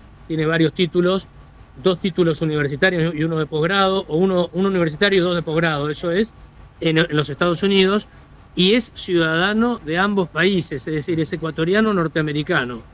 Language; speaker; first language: Spanish; native; Spanish